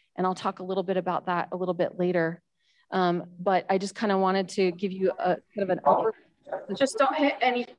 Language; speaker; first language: English; native; English